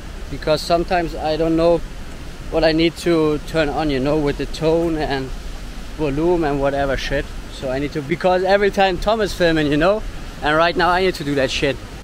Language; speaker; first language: English; non-native, fluent; German